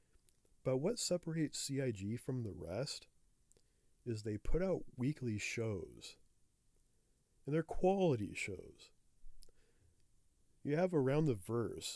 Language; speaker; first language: English; native; English